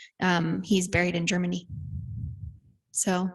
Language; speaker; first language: English; native; English